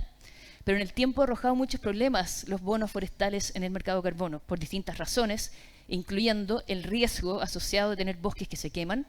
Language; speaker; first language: Spanish; native; Spanish